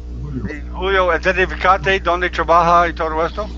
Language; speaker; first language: Spanish; non-native, learner; English